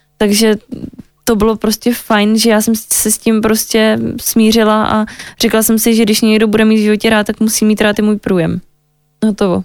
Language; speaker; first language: Czech; native; Czech